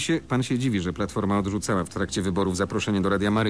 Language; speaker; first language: Polish; native; Polish